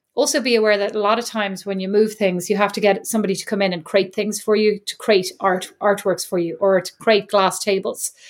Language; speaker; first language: English; native; English